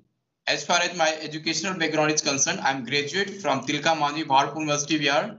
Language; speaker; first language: English; non-native, local second language; Hindi